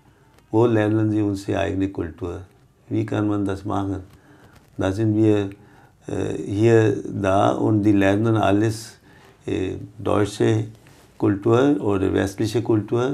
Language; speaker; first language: German; non-native, fluent; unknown